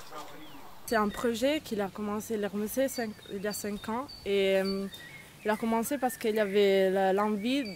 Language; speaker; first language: French; non-native, fluent; Italian